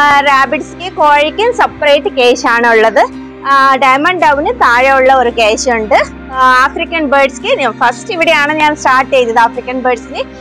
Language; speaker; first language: Malayalam; non-native, local second language; Telugu